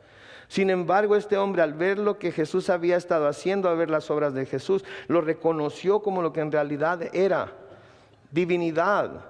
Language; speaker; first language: Spanish; native; Spanish